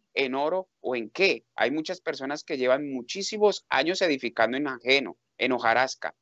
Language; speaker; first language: Spanish; native; Spanish